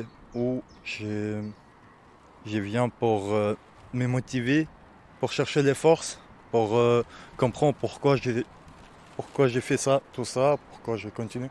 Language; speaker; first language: French; non-native, learner; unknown